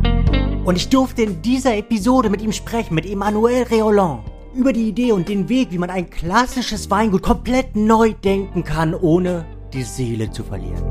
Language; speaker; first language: German; native; German